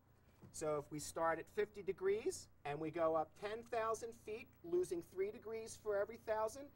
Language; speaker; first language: English; native; English